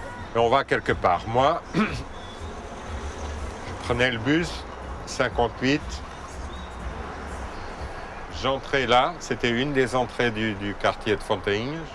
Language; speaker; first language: French; non-native, fluent; Portuguese